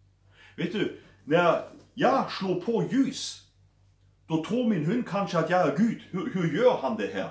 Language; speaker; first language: Swedish; non-native, fluent; German